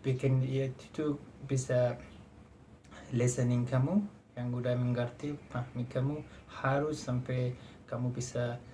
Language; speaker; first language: Indonesian; non-native, fluent; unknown